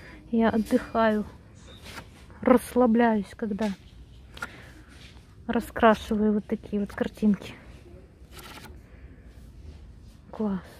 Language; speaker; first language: Russian; native; Russian